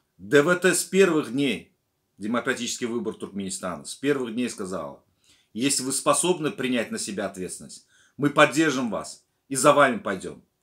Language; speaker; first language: Russian; non-native, local second language; Turkmen